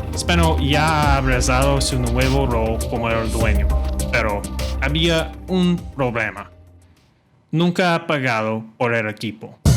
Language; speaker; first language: Spanish; non-native, fluent; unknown